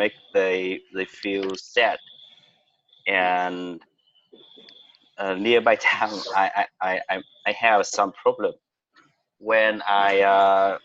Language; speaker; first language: English; non-native, learner; Vietnamese